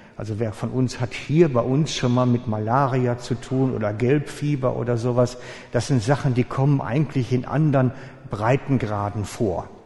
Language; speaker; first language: German; native; German